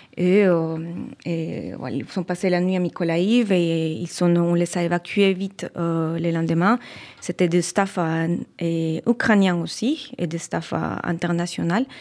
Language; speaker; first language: French; non-native, fluent; Spanish